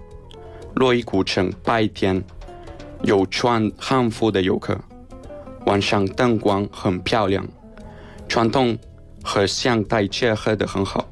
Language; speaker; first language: Chinese; non-native, fluent; Spanish